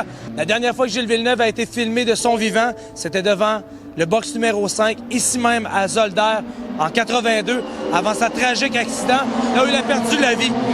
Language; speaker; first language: French; native; French